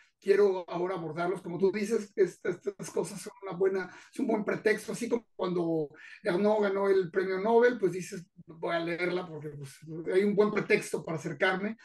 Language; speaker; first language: Spanish; native; Spanish